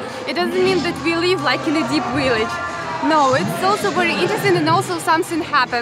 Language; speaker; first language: English; non-native, fluent; Ukrainian